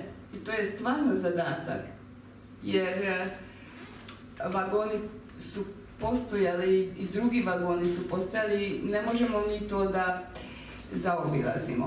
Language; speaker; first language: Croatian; non-native, local second language; Hungarian